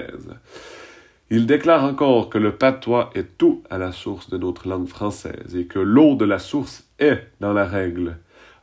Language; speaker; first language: French; native; French